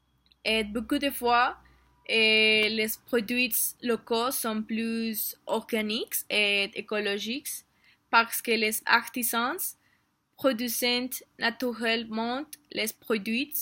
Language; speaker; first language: French; non-native, learner; Spanish